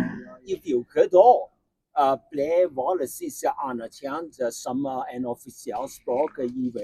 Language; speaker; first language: Norwegian; non-native, learner; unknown